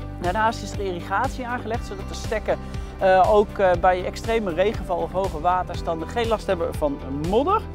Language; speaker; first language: Dutch; native; Dutch